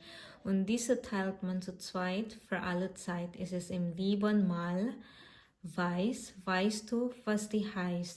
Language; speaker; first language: German; non-native, fluent; Filipino